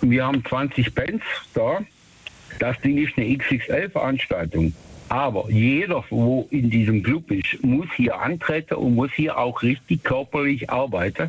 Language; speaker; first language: German; native; German